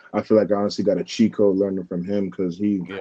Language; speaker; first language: English; early bilingual, other home language; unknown